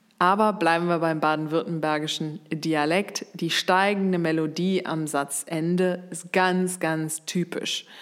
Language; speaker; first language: German; native; German